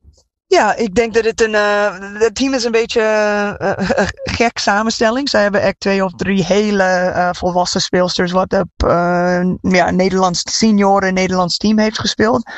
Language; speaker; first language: Dutch; non-native, fluent; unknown